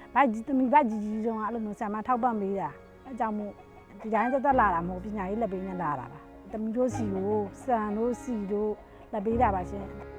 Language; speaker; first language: Burmese; native; Burmese